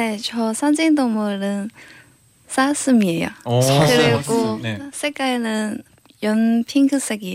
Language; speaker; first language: Korean; non-native, fluent; Cantonese